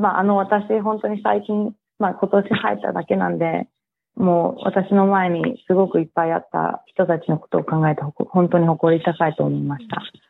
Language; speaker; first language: Japanese; early bilingual, heritage; Japanese